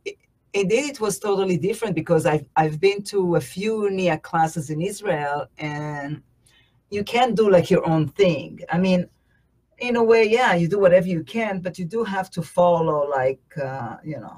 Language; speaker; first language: English; non-native, fluent; Hebrew